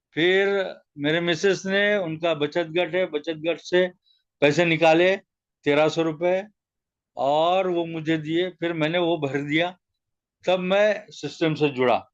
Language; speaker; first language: Hindi; non-native, local second language; Marathi